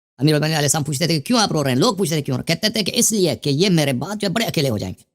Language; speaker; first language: Urdu; native; Urdu